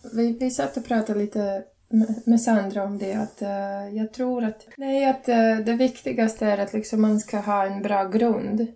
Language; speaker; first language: Swedish; non-native, learner; Latvian